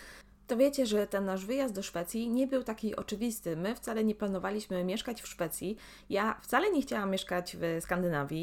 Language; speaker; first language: Polish; native; Polish